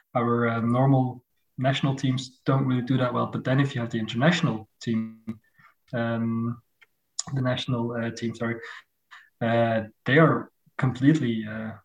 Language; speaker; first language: English; non-native, fluent; Dutch